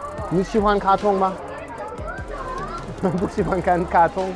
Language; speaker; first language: Chinese; non-native, learner; English